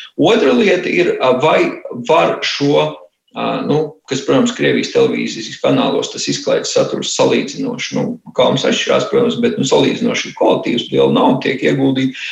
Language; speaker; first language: Latvian; native; Latvian